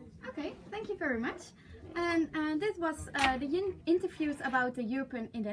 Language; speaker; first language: English; non-native, learner; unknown